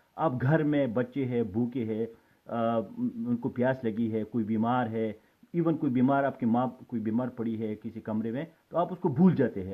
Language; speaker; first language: Urdu; non-native, local second language; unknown